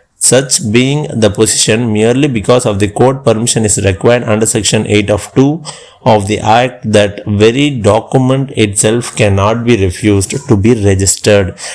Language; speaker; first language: English; non-native, local second language; Tamil